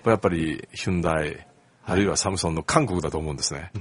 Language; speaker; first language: Japanese; native; Japanese